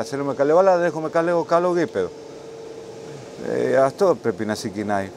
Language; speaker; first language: Greek; non-native, learner; Spanish